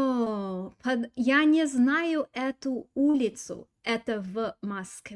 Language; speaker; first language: Russian; non-native, fluent; English